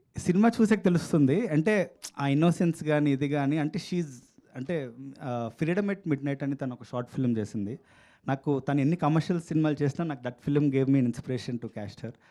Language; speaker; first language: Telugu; native; Telugu